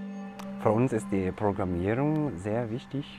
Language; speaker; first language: German; non-native, fluent; English